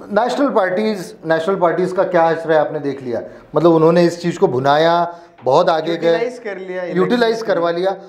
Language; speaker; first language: Hindi; non-native, local second language; Marathi